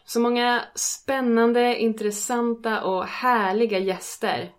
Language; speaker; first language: Swedish; native; Swedish